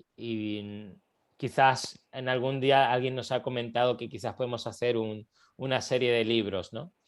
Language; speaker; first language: Spanish; native; Spanish